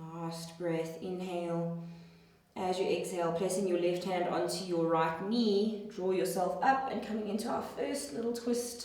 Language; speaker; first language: English; native; English